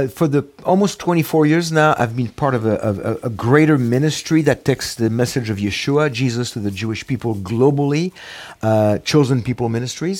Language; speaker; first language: English; non-native, fluent; French